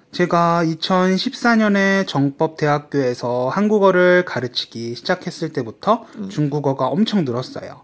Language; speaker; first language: Korean; native; Korean